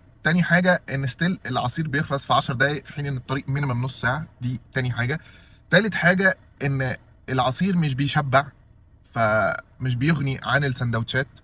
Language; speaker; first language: Arabic; native; Arabic